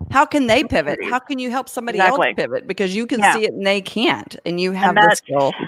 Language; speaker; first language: English; native; English